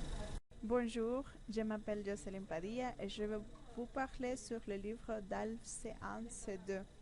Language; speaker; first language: French; non-native, fluent; Spanish